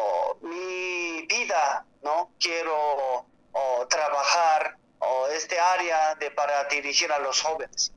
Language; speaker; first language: Spanish; non-native, learner; Korean